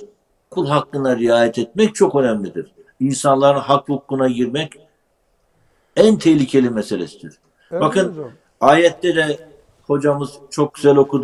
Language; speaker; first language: Turkish; native; Turkish